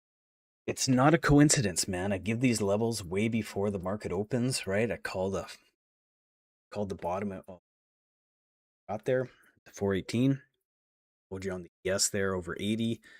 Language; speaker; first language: English; native; English